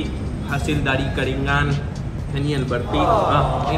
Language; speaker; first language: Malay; non-native, learner; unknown